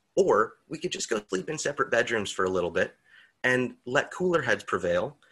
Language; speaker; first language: English; native; English